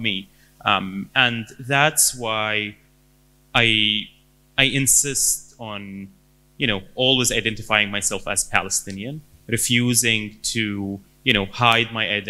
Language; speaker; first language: English; non-native, fluent; Arabic